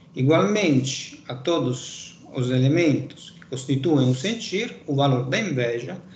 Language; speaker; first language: Portuguese; non-native, fluent; Italian